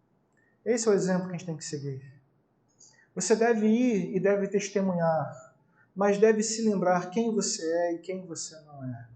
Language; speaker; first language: Portuguese; native; Portuguese